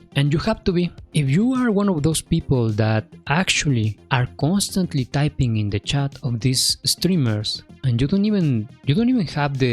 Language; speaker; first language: English; non-native, fluent; Spanish